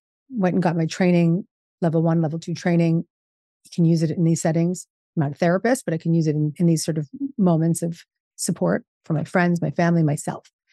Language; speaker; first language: English; native; English